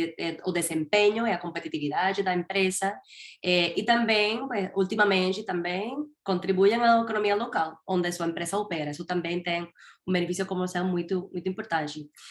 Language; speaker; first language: Portuguese; non-native, fluent; Spanish